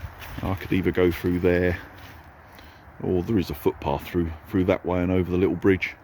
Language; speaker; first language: English; native; English